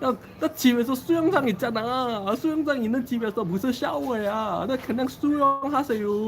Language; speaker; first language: Korean; non-native, fluent; English